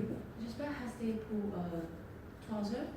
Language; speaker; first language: French; non-native, learner; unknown